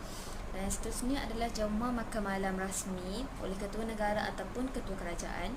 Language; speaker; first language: Malay; native; Malay